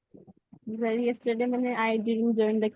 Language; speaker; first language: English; non-native, learner; Hindi